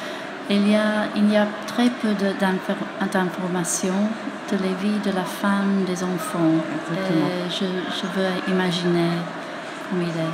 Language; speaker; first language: French; non-native, fluent; English